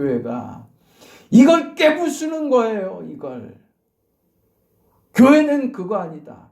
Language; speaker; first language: Korean; native; Korean